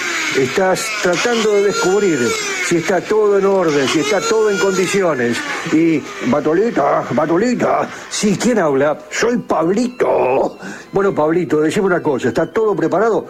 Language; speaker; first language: Spanish; native; Spanish